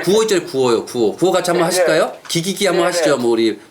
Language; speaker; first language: Korean; native; Korean